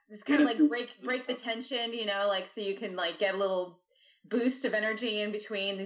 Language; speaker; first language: English; native; English